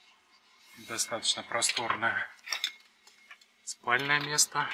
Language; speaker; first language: Russian; native; Russian